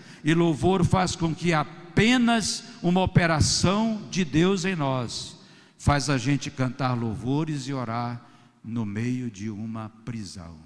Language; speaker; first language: Portuguese; native; Portuguese